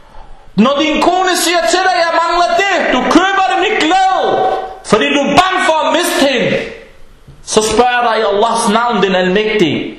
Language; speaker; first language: Danish; early bilingual, other home language; Arabic